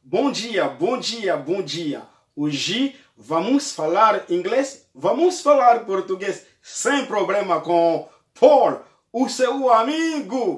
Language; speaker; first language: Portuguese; non-native, learner; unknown